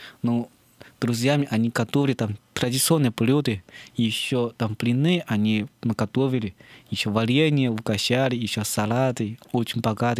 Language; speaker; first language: Russian; non-native, learner; Chinese